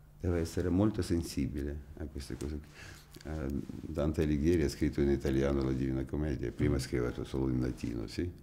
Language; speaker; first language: Italian; non-native, fluent; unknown